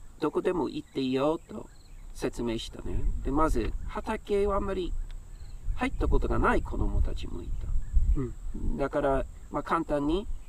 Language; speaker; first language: Japanese; non-native, fluent; English